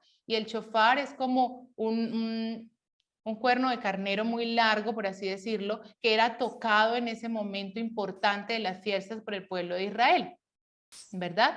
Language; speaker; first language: Spanish; native; Spanish